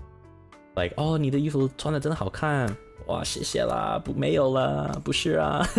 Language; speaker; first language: Chinese; non-native, learner; English